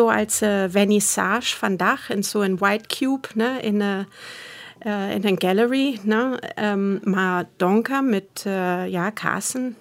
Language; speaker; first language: Dutch; non-native, fluent; German